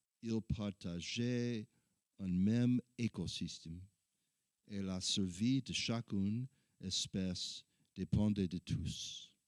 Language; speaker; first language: French; non-native, learner; English